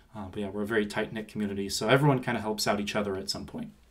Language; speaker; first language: English; native; English